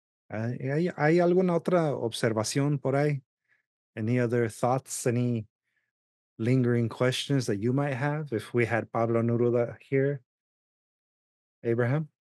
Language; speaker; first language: English; early bilingual, other home language; Spanish